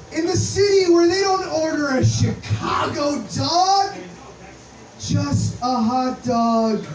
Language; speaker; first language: English; native; English